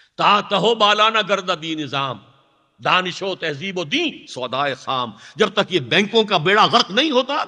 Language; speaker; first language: Urdu; native; Urdu